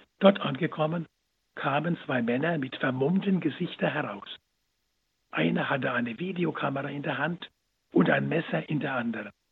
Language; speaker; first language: German; native; German